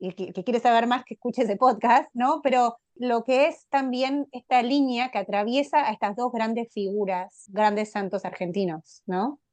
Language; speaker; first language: Spanish; native; Spanish